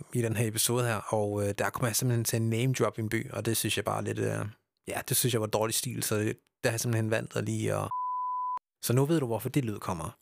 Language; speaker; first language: Danish; early bilingual, other home language; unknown